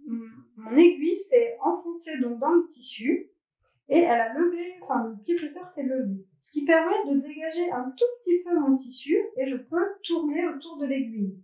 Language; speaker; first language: French; native; French